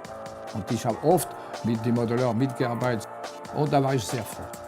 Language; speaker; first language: German; non-native, fluent; French